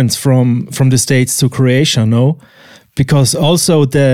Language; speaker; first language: English; non-native, fluent; Swiss German